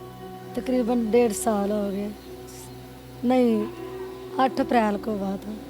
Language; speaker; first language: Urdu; non-native, local second language; Punjabi